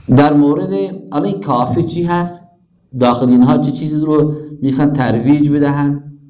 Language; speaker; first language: Persian; non-native, local second language; Baluchi